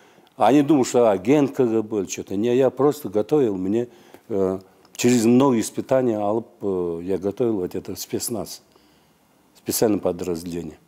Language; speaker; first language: Russian; non-native, local second language; Kyrgyz